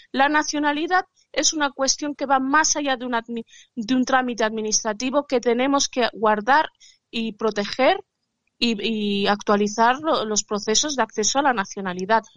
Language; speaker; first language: Spanish; early bilingual, other home language; Arabic